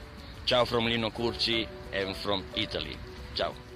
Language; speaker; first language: English; non-native, learner; Italian